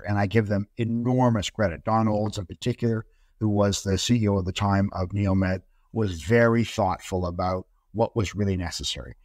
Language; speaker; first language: English; native; English